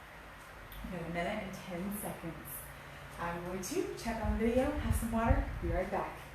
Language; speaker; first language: English; native; English